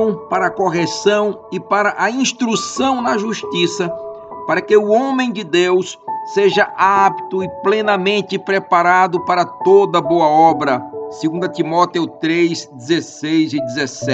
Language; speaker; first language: Portuguese; native; Portuguese